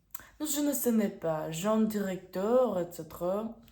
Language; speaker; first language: French; non-native, learner; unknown